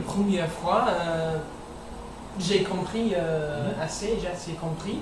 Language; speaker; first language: French; non-native, learner; English